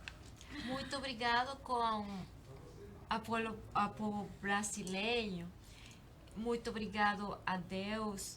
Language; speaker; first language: Portuguese; non-native, learner; Spanish